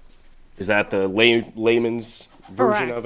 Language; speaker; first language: English; native; English